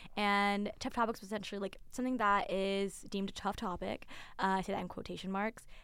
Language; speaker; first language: English; early bilingual, other home language; Tigrinya